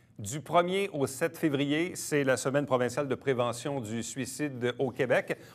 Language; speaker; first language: French; native; French